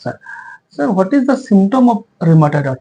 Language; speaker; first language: English; non-native, local second language; Bangla